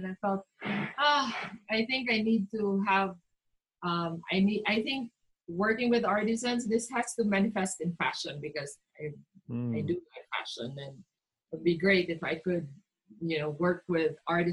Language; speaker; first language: English; non-native, local second language; Cebuano